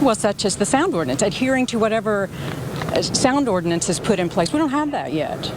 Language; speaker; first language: English; native; English